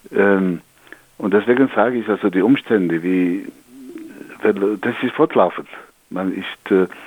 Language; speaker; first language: German; non-native, fluent; Kabyle